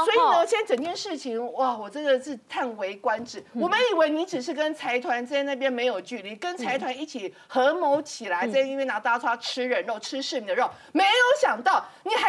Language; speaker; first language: Chinese; native; Chinese